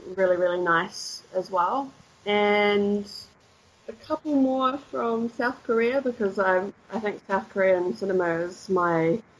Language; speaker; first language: English; native; English